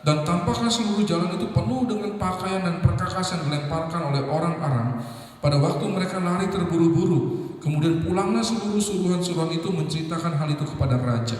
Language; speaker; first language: Indonesian; native; Indonesian